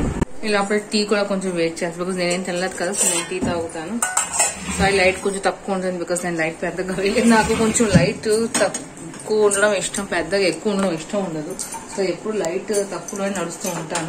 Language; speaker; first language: Telugu; native; Telugu